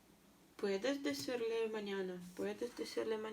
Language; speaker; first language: Spanish; non-native, learner; Russian